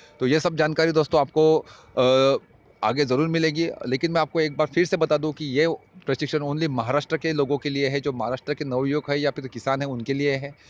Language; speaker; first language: Hindi; non-native, local second language; Marathi